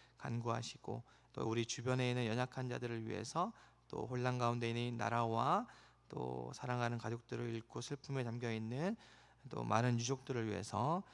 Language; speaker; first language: Korean; native; Korean